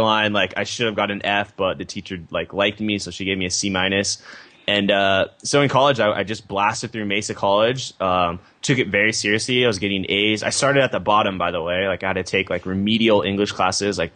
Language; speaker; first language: English; native; English